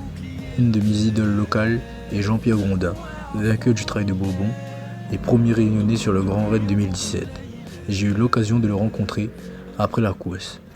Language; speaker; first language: French; native; French